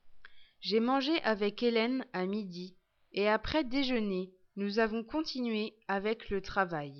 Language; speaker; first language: French; non-native, learner; English